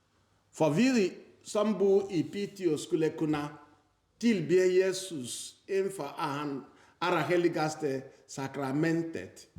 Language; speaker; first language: Swedish; non-native, fluent; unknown